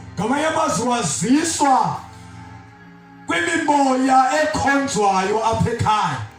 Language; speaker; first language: Zulu; non-native, local second language; Xhosa